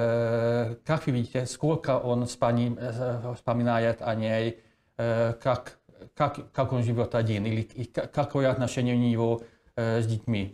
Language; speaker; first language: Russian; non-native, fluent; Hungarian